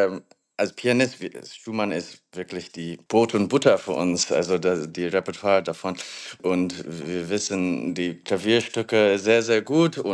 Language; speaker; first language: German; non-native, learner; English